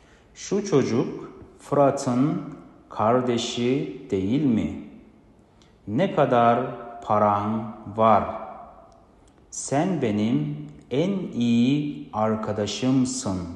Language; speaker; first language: Turkish; non-native, fluent; Kazakh